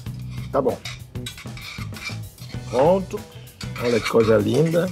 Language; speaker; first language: Portuguese; non-native, fluent; French